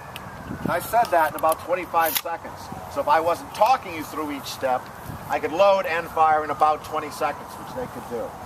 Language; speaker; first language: English; native; English